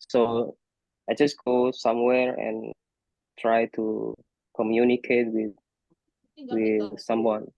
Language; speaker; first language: English; non-native, fluent; Indonesian